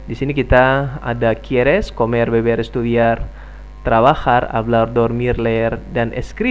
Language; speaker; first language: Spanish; non-native, fluent; Indonesian